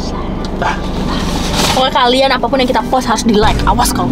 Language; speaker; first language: Indonesian; native; Indonesian